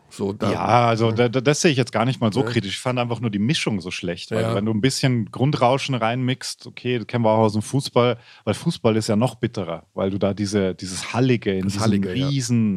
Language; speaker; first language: German; native; German